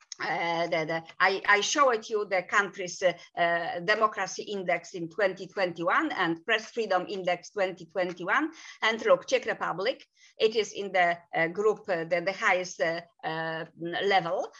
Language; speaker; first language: English; non-native, fluent; Polish